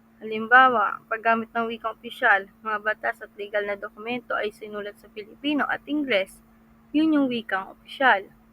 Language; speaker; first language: Filipino; non-native, local second language; Cebuano